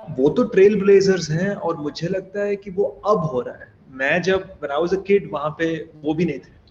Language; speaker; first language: Hindi; non-native, fluent; Telugu